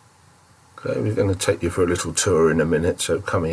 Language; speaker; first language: English; native; English